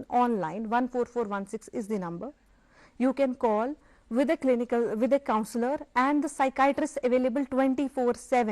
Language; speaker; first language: English; non-native, local second language; Urdu